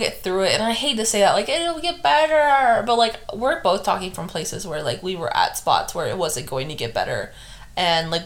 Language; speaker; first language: English; native; English